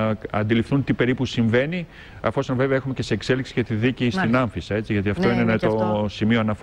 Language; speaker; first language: Greek; native; Greek